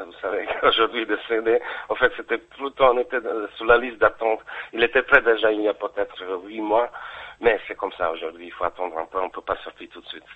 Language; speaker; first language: French; non-native, fluent; Bosnian